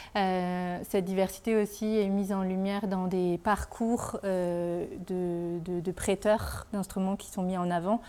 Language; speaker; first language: French; native; French